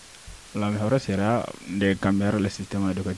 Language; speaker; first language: Spanish; non-native, learner; Wolof